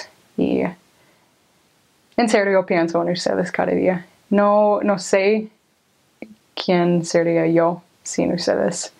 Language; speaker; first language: Spanish; non-native, fluent; English